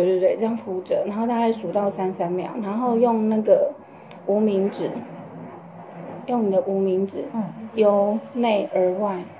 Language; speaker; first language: Chinese; native; Chinese